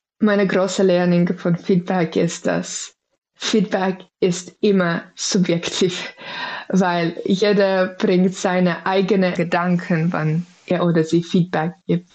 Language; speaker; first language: German; non-native, fluent; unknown